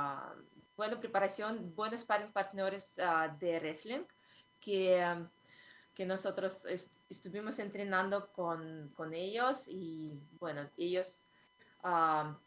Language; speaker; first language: Spanish; non-native, fluent; Russian